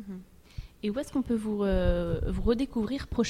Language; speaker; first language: French; native; French